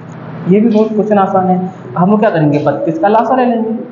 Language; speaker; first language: Hindi; native; Hindi